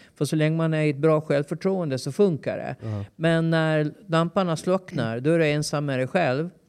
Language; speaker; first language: Swedish; native; Swedish